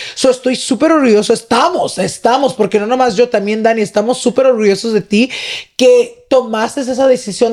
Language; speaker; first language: Spanish; early bilingual, heritage; Spanish